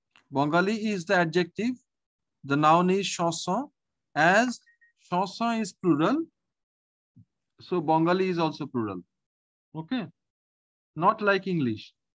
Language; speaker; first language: English; non-native, local second language; Bangla